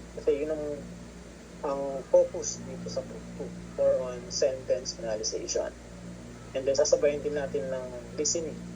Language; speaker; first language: Filipino; non-native, local second language; Pampanga